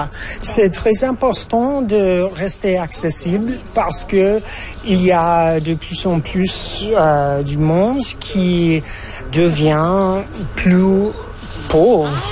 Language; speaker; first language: French; non-native, learner; English